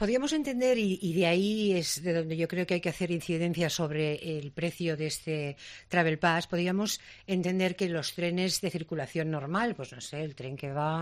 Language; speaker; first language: Spanish; native; Spanish